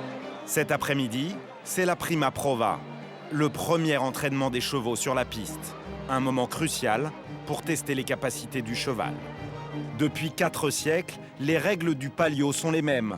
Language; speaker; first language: French; native; French